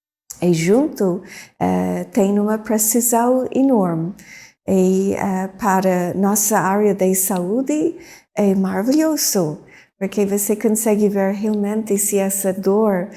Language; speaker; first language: Portuguese; non-native, fluent; English